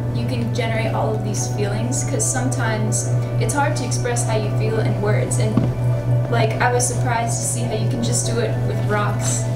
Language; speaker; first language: English; native; English